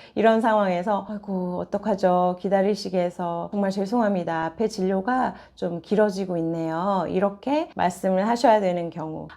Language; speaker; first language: Korean; native; Korean